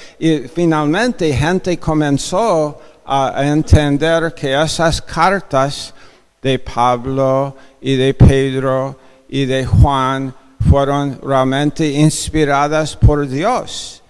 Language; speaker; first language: Spanish; non-native, fluent; English